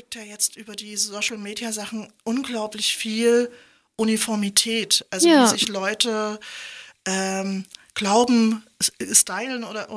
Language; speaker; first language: German; native; German